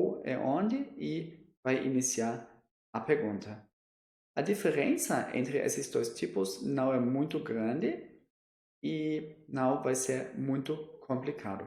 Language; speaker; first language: Portuguese; non-native, fluent; German